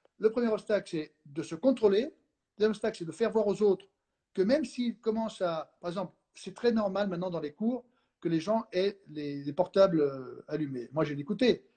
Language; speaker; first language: French; non-native, fluent; Spanish